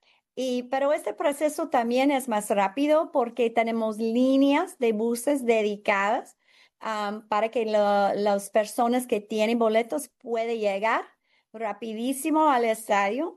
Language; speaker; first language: Spanish; non-native, learner; English